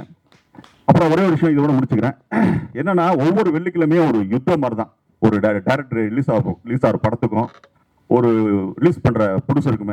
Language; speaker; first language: Tamil; native; Tamil